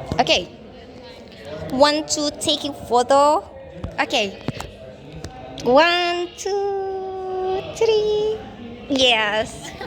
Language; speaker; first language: English; non-native, learner; Indonesian